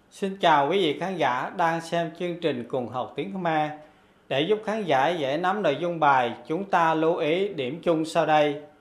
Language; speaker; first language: Vietnamese; non-native, local second language; Khmer